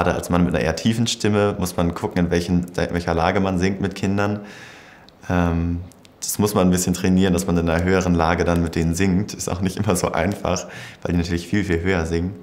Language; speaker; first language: German; native; German